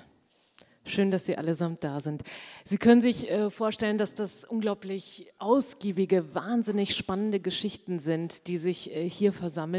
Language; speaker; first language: German; native; German